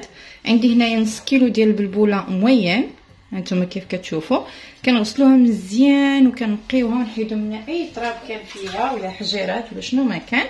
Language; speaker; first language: Arabic; native; Arabic